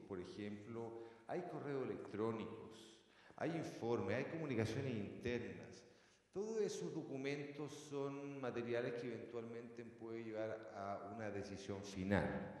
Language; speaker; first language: Spanish; native; Spanish